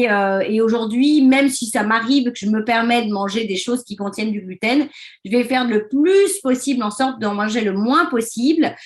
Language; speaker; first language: French; native; French